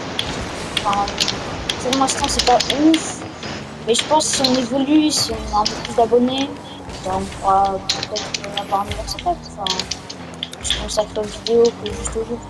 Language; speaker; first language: French; native; French